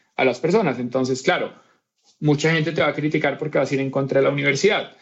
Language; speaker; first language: Spanish; native; Spanish